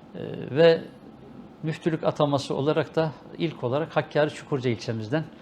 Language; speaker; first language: Turkish; native; Turkish